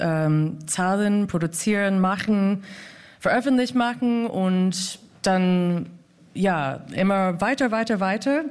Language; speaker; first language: German; non-native, fluent; English